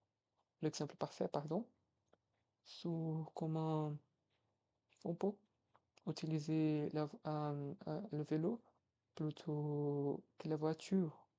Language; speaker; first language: French; non-native, fluent; Portuguese